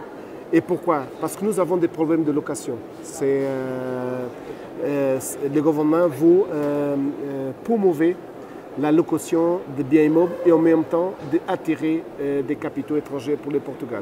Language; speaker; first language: French; non-native, fluent; Portuguese